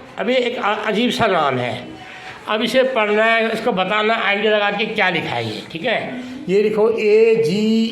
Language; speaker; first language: Hindi; native; Hindi